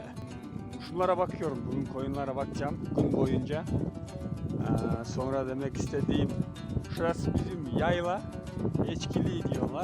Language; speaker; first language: Turkish; non-native, fluent; Kyrgyz